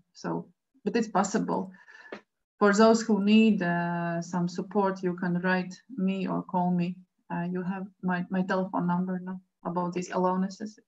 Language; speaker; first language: English; non-native, fluent; Latvian